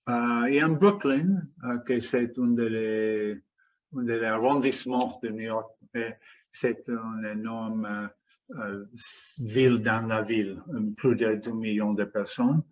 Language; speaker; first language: French; non-native, fluent; English